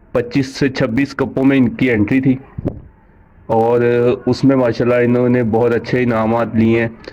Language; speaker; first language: Hindi; non-native, local second language; Punjabi